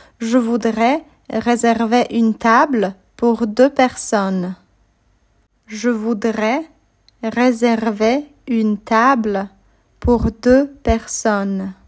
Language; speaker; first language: French; non-native, fluent; Polish